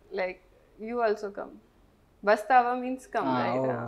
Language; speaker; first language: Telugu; non-native, learner; Punjabi